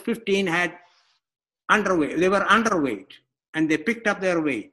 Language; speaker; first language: English; non-native, local second language; Malayalam